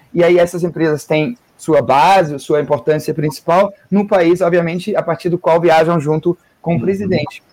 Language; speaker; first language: Portuguese; non-native, fluent; German